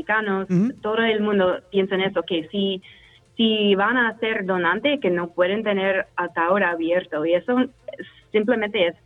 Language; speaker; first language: Spanish; non-native, fluent; English